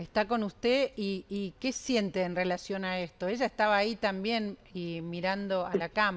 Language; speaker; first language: Spanish; native; Spanish